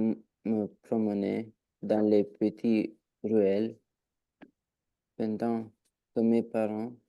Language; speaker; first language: French; non-native, learner; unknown